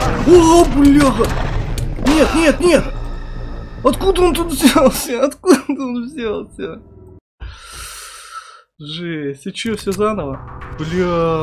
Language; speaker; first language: Russian; native; Russian